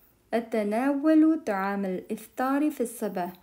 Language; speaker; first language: Arabic; non-native, fluent; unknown